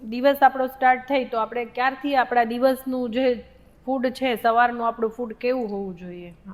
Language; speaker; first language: Gujarati; native; Gujarati